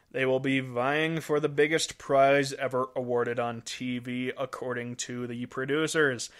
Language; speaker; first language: English; native; English